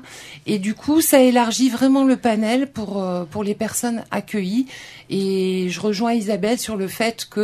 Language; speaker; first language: French; native; French